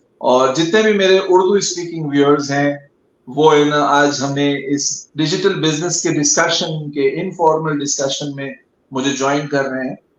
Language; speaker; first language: Urdu; native; Urdu